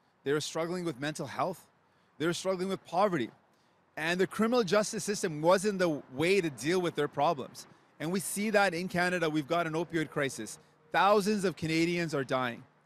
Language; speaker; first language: English; early bilingual, other home language; Punjabi